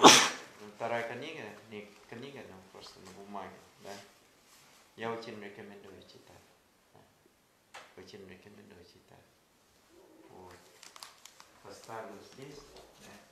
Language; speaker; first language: Russian; non-native, fluent; Thai